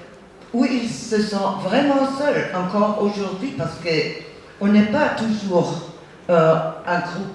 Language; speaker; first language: French; non-native, fluent; German